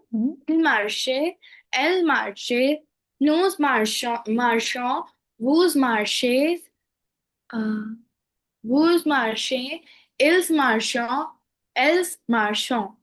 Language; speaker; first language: French; non-native, learner; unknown